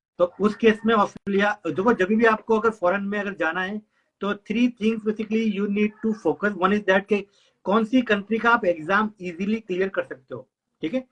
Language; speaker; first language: Hindi; native; Hindi